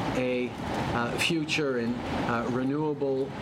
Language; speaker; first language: English; early bilingual, other home language; French